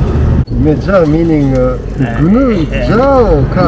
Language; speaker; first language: Japanese; native; Japanese